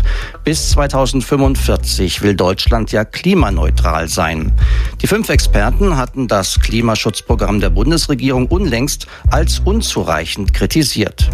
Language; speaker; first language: German; native; German